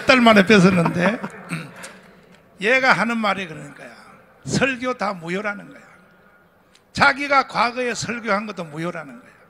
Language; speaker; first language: Korean; native; Korean